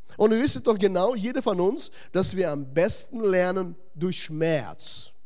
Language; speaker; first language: German; non-native, fluent; Russian